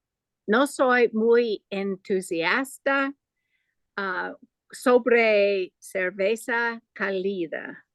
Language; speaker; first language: Spanish; non-native, learner; English